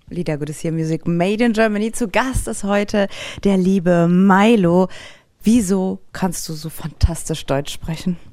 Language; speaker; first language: German; native; German